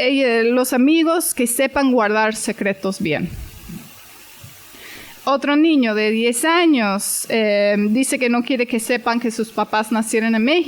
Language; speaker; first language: Spanish; non-native, fluent; English